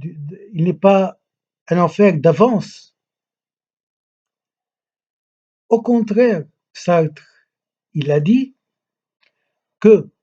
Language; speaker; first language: French; non-native, local second language; Arabic